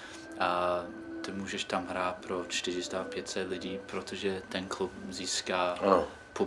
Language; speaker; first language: Czech; non-native, fluent; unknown